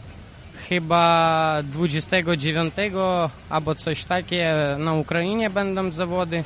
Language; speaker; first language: Polish; non-native, learner; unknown